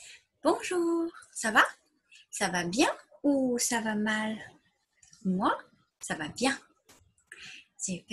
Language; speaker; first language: French; non-native, fluent; English